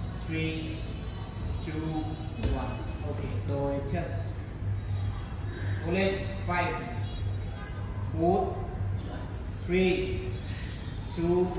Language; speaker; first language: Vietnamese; non-native, learner; Hindi